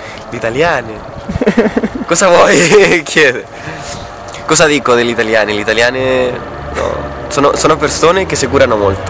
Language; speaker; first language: Italian; non-native, fluent; Spanish